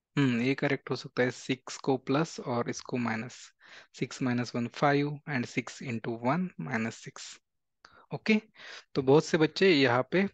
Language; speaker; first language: Hindi; non-native, local second language; Marathi